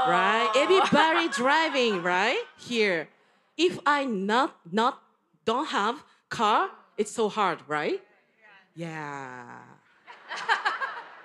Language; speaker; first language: English; non-native, learner; Japanese